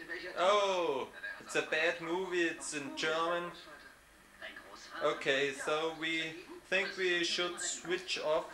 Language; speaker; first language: English; non-native, learner; German